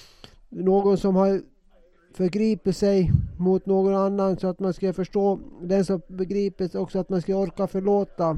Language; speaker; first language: Swedish; non-native, local second language; Finnish